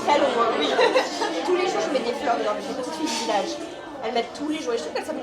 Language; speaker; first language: French; non-native, learner; English